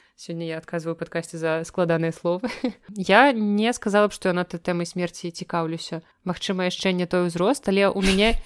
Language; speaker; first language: Belarusian; non-native, local second language; Russian